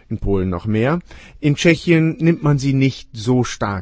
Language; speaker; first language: German; native; German